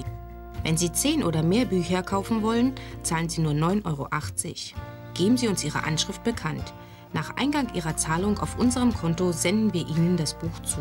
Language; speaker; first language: German; native; German